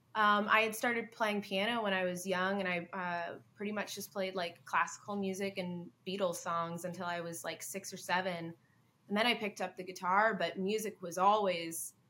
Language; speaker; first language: English; native; English